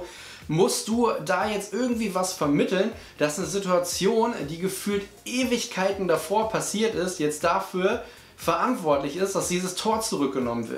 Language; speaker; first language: German; native; German